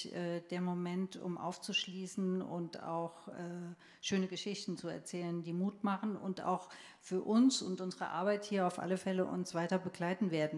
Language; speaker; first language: German; native; German